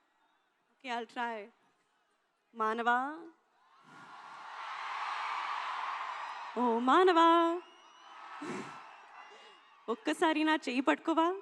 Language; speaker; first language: Telugu; non-native, learner; Hindi